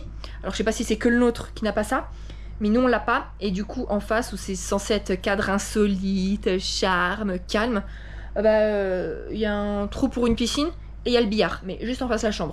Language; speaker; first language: French; native; French